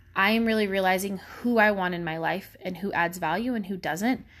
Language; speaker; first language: English; native; English